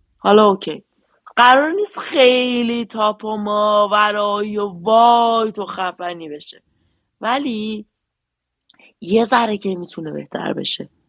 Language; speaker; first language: Persian; native; Persian